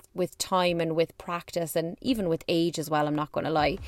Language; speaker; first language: English; native; English